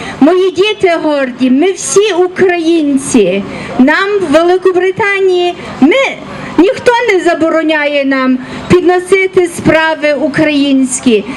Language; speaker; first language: Ukrainian; early bilingual, heritage; Ukrainian